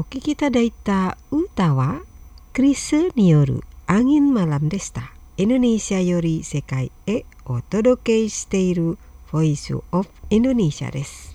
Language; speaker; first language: Japanese; non-native, fluent; Indonesian